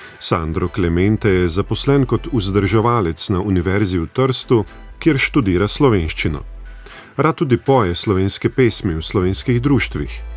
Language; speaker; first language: Slovenian; native; Slovenian